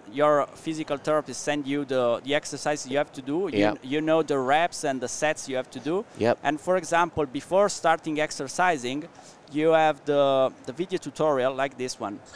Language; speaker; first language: English; non-native, learner; Italian